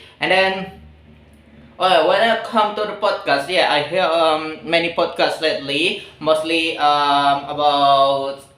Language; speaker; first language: English; non-native, learner; Indonesian